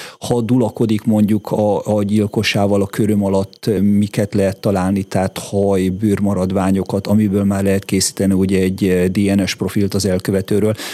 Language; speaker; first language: Hungarian; early bilingual, heritage; German